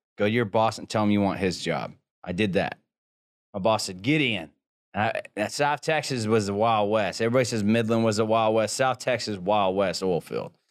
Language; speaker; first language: English; native; English